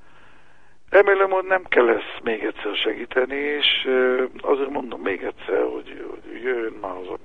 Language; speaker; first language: Hungarian; early bilingual, heritage; Hebrew